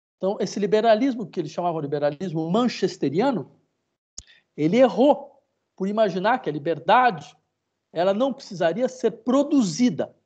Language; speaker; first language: Portuguese; native; Portuguese